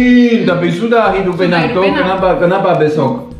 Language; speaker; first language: Indonesian; non-native, learner; Swiss German